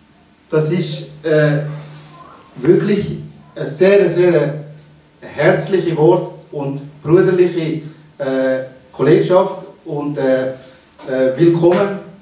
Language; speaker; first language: German; non-native, fluent; Tibetan